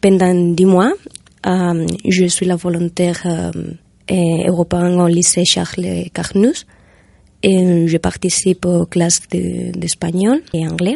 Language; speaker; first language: French; non-native, fluent; Spanish